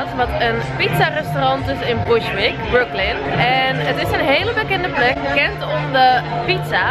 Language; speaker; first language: Dutch; native; Dutch